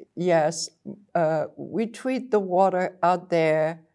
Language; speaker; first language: English; non-native, fluent; French